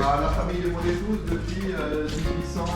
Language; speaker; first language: French; native; French